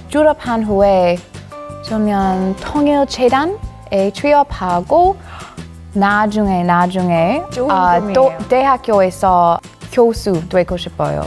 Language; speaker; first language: Korean; non-native, learner; English